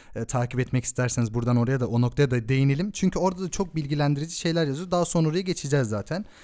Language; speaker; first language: Turkish; early bilingual, heritage; Turkish